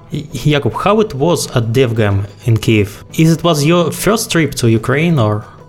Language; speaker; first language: English; non-native, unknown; Russian